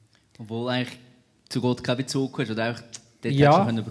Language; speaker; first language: German; native; German